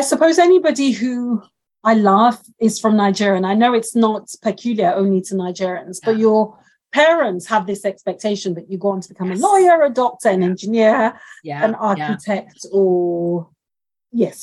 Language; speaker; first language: English; non-native, local second language; Yoruba